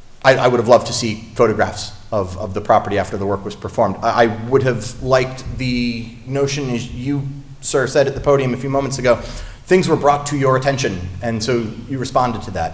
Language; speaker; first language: English; native; English